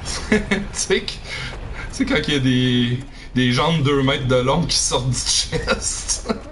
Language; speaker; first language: French; native; French